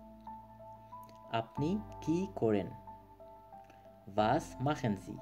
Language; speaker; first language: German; non-native, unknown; Bangla